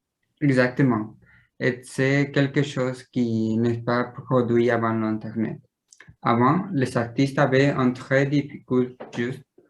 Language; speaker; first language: French; non-native, learner; Spanish